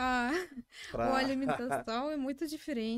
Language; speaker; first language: Portuguese; non-native, learner; Russian